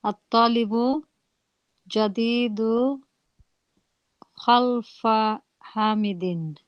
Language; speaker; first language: Arabic; non-native, learner; English